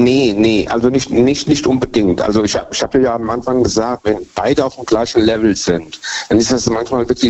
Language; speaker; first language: German; native; German